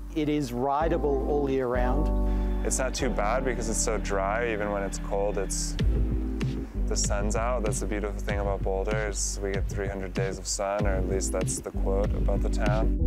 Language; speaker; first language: English; native; English